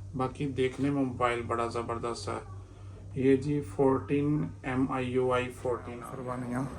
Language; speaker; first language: Urdu; non-native, local second language; Punjabi